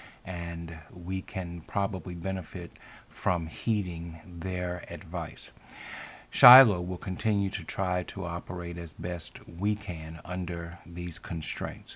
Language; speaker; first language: English; native; English